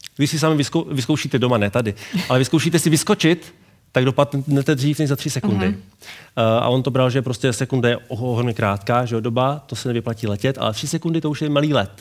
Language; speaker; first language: Czech; native; Czech